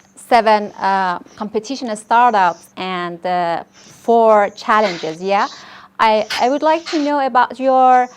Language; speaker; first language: English; non-native, fluent; Persian